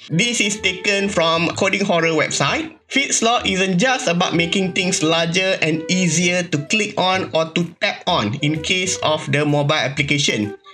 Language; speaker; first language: English; non-native, local second language; Malay